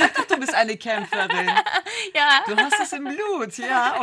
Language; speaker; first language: German; native; German